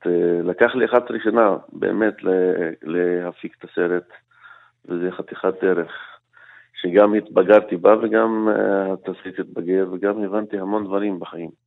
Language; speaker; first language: Hebrew; non-native, local second language; Arabic